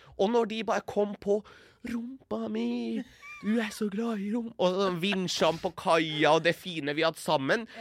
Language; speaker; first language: Norwegian; early bilingual, other home language; Persian